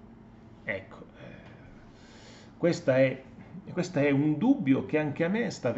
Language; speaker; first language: Italian; native; Italian